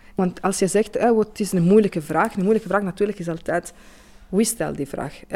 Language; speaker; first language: Dutch; non-native, fluent; Italian